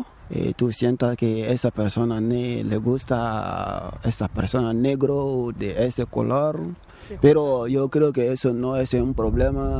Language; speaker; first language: Spanish; non-native, learner; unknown